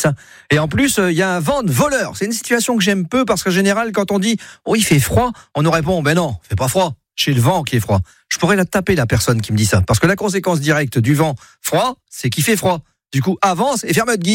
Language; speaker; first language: French; native; French